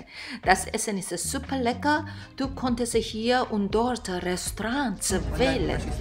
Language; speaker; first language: German; non-native, fluent; Korean